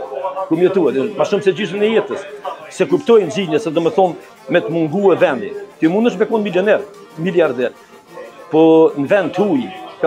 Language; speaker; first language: Albanian; native; Albanian